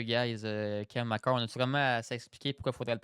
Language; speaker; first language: French; native; French